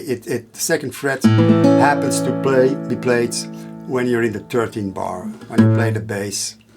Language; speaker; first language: English; non-native, fluent; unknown